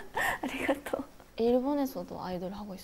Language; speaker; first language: Korean; non-native, learner; Japanese